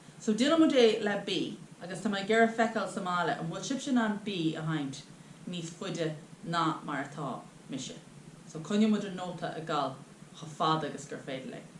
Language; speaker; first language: Irish; native; Irish